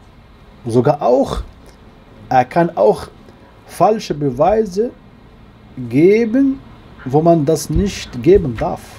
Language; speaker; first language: German; non-native, learner; Arabic